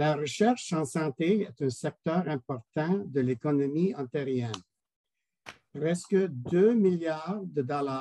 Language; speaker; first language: French; non-native, local second language; English